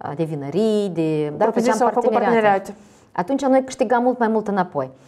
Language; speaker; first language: Romanian; native; Romanian